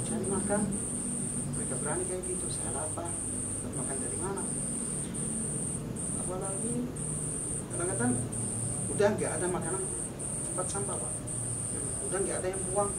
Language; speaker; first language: Indonesian; non-native, fluent; Arabic